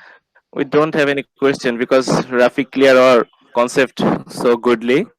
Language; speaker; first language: English; non-native, learner; Bangla